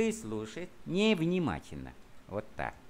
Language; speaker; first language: Russian; non-native, fluent; Vietnamese